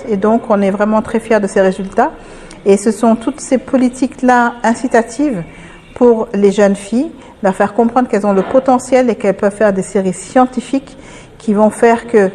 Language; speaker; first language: French; non-native, local second language; Wolof